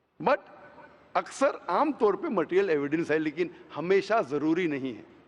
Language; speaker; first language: Hindi; non-native, local second language; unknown